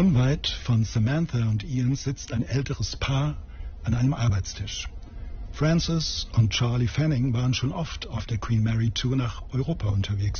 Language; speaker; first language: German; native; German